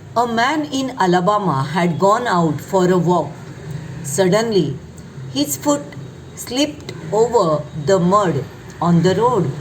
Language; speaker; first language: English; non-native, local second language; Marathi